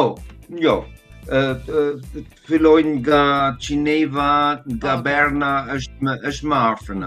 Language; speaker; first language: Albanian; non-native, learner; German